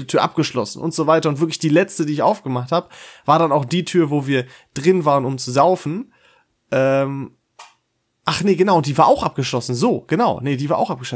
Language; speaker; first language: German; native; German